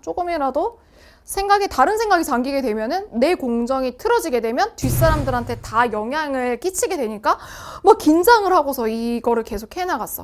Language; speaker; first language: Korean; native; Korean